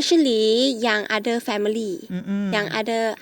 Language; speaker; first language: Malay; non-native, local second language; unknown